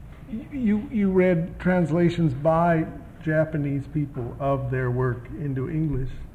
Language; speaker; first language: English; native; English